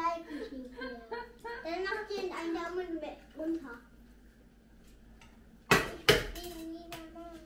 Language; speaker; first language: German; early bilingual, other home language; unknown